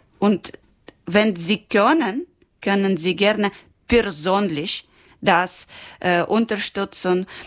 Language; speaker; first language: German; non-native, learner; Ukrainian